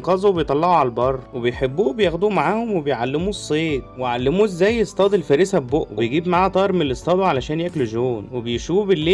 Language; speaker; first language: Arabic; native; Arabic